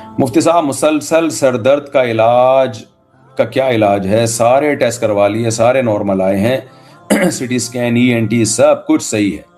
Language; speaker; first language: Urdu; native; Urdu